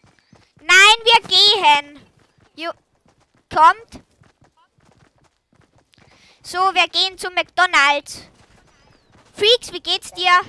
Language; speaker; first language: German; native; German